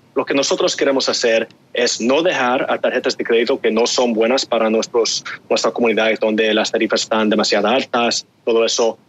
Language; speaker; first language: Spanish; early bilingual, heritage; Spanish